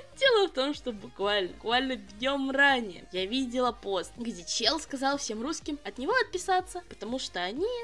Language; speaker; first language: Russian; native; Russian